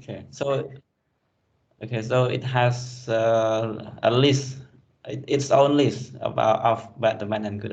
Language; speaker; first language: English; non-native, fluent; Khmer